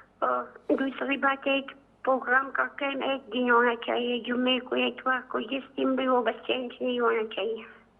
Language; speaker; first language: Urdu; non-native, local second language; Brahui